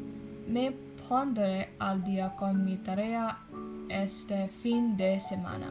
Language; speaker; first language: Spanish; non-native, learner; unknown